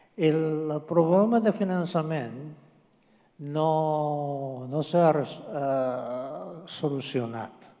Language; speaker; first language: Catalan; non-native, fluent; Japanese